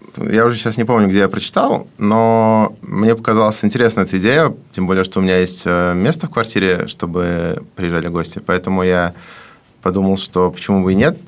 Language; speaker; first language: Russian; native; Russian